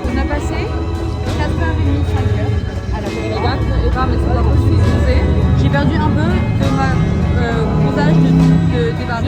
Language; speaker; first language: French; native; French